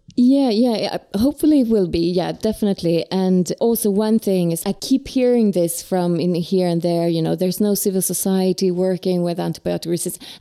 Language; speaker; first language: English; non-native, fluent; Swedish